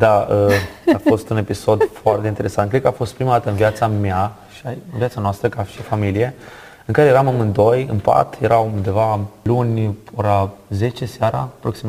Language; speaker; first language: Romanian; native; Romanian